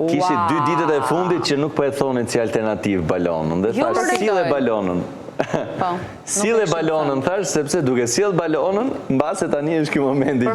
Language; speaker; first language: Albanian; native; Albanian